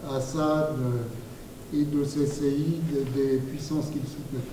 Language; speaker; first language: French; native; French